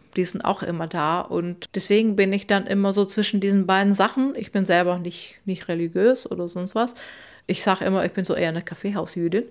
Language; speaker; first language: German; non-native, fluent; Czech